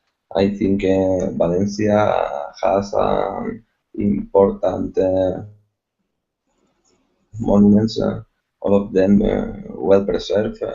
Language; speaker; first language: English; non-native, learner; Spanish